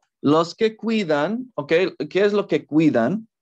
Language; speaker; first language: Spanish; non-native, fluent; English